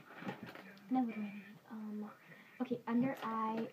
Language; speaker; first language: English; native; English